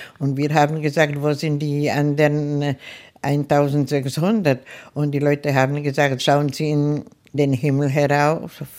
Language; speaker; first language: German; non-native, fluent; Czech